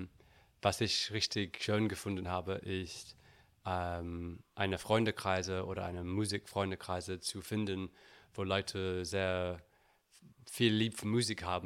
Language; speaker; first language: German; non-native, learner; English